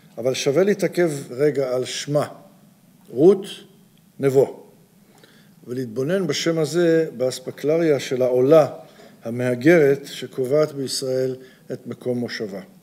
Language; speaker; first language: Hebrew; early bilingual, other home language; English